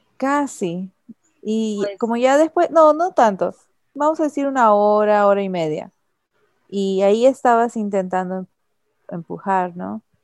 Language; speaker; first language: Spanish; early bilingual, heritage; Spanish